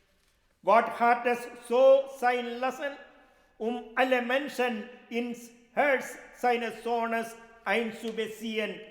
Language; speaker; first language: German; non-native, fluent; Malayalam